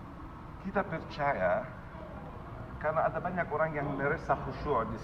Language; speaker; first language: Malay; non-native, learner; Arabic